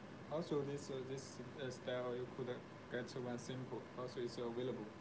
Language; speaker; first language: English; non-native, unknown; Chinese